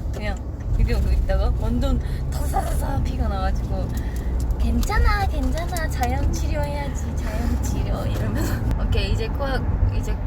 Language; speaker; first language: Korean; non-native, fluent; Japanese